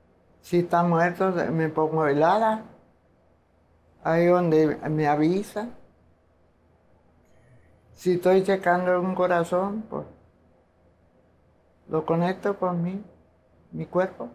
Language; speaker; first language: Spanish; non-native, local second language; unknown